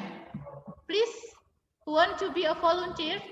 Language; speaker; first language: English; non-native, fluent; Indonesian